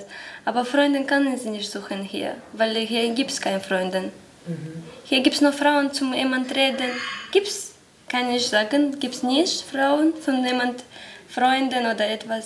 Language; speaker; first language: German; non-native, learner; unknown